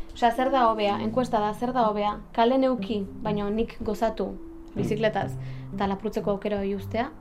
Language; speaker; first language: Basque; native; Basque